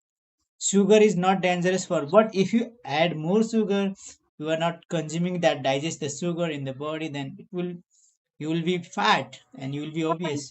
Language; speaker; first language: English; non-native, learner; Nepali